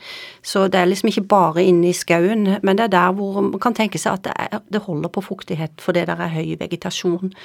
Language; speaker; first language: Norwegian; native; Norwegian